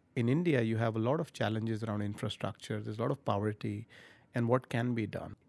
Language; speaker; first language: English; non-native, local second language; Punjabi